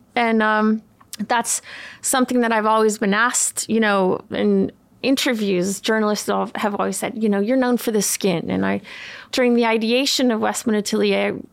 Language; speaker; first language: English; early bilingual, other home language; Swedish